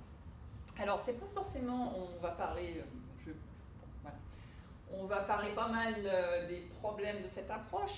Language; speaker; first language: French; native; French